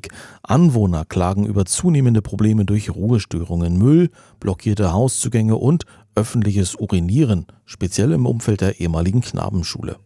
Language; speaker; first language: German; native; German